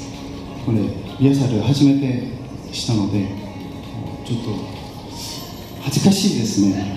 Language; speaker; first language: Japanese; non-native, learner; Korean